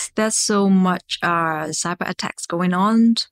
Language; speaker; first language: English; non-native, local second language; Cantonese